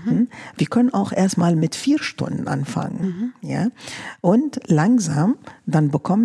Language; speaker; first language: German; non-native, fluent; Arabic